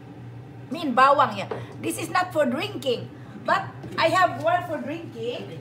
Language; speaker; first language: English; non-native, local second language; Filipino